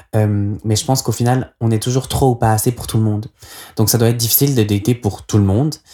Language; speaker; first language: French; native; French